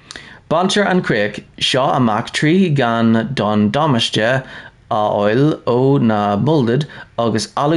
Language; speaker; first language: Irish; non-native, learner; English